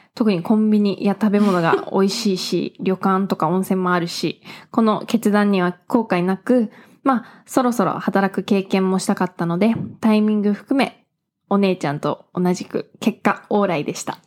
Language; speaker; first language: Japanese; early bilingual, heritage; Japanese